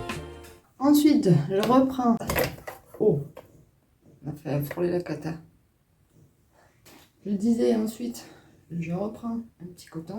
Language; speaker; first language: French; native; French